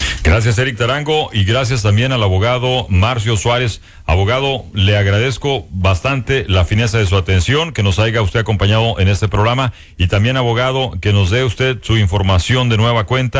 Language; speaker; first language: Spanish; native; Spanish